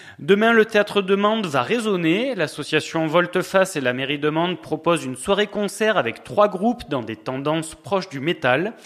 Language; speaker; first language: French; native; French